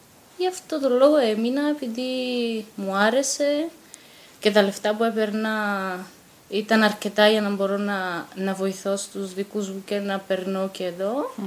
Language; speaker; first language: Greek; non-native, fluent; Bulgarian